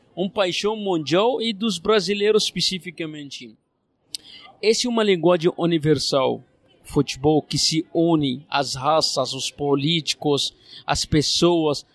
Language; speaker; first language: Portuguese; non-native, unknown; Arabic